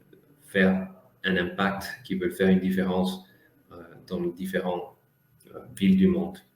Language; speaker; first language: French; non-native, fluent; Spanish